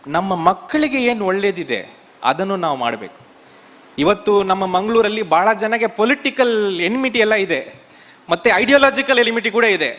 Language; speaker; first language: Kannada; non-native, local second language; Tamil